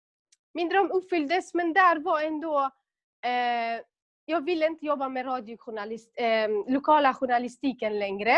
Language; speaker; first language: Swedish; non-native, local second language; Kurdish